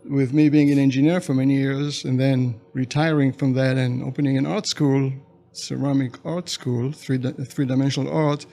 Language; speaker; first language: English; non-native, fluent; Hebrew